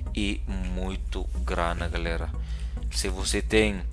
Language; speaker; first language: Portuguese; non-native, fluent; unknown